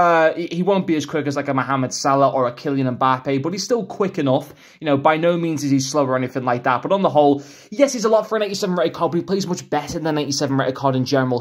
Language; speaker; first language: English; native; English